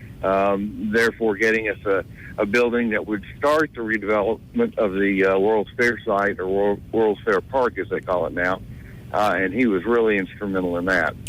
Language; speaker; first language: English; native; English